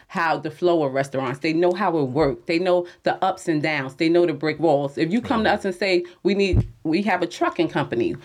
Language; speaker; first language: English; native; English